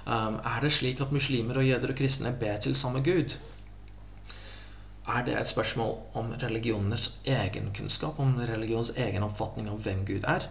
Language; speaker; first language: Norwegian; non-native, fluent; English